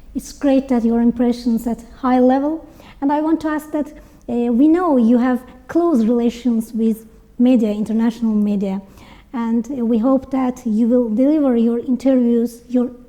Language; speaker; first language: English; non-native, learner; Azerbaijani